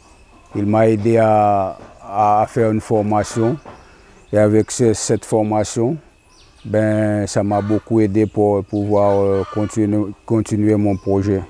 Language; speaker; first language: French; non-native, local second language; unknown